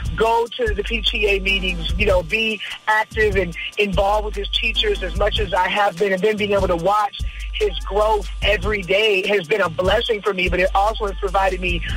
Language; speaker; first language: English; native; English